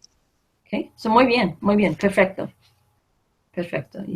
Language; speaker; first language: Spanish; non-native, fluent; English